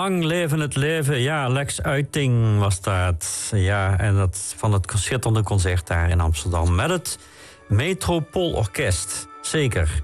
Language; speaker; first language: Dutch; native; Dutch